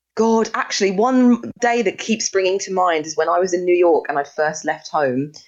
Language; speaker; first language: English; native; English